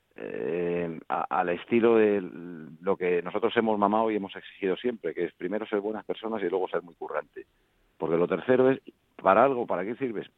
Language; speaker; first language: Spanish; native; Spanish